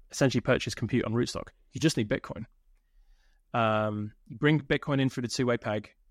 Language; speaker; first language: English; native; English